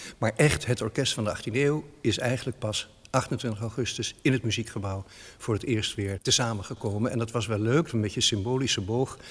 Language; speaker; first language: Dutch; native; Dutch